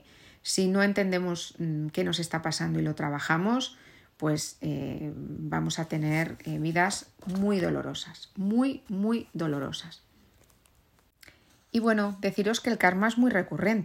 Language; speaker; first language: Spanish; native; Spanish